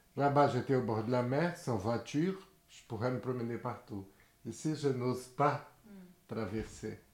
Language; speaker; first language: French; non-native, fluent; Portuguese